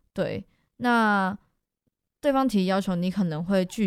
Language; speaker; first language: Chinese; native; Chinese